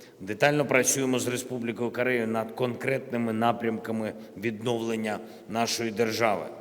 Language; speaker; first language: Ukrainian; non-native, local second language; Russian